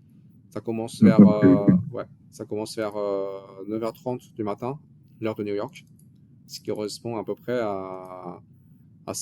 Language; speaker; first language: French; native; French